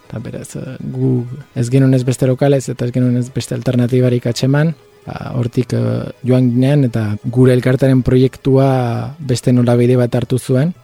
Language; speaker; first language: Basque; non-native, fluent; Spanish